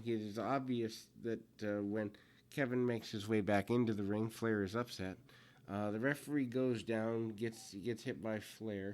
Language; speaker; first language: English; native; English